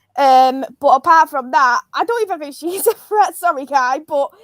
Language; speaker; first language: English; native; English